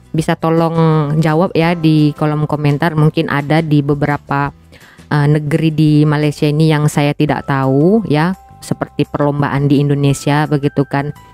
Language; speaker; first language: Indonesian; native; Indonesian